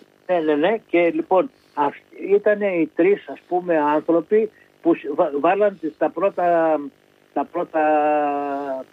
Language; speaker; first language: Greek; native; Greek